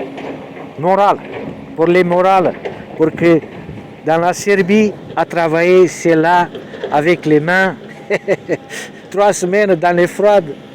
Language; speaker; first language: French; non-native, learner; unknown